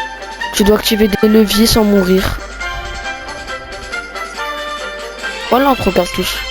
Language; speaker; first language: French; native; French